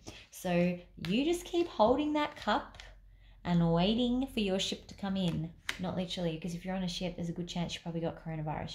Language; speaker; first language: English; native; English